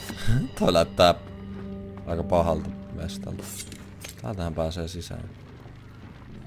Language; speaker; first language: Finnish; native; Finnish